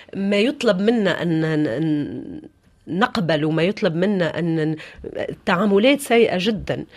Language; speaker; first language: Arabic; native; Arabic